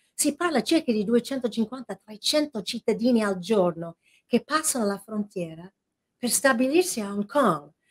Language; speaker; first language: Italian; non-native, fluent; English